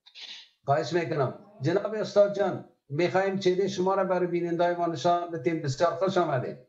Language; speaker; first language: Persian; native; Persian